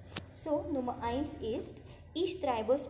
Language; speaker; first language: German; non-native, fluent; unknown